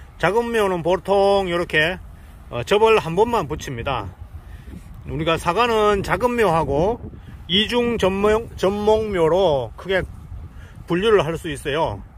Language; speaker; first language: Korean; native; Korean